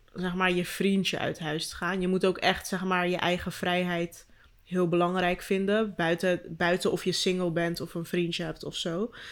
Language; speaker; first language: Dutch; early bilingual, other home language; Turkish